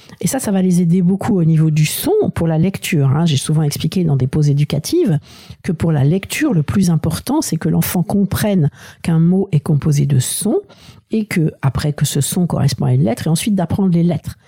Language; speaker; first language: French; native; French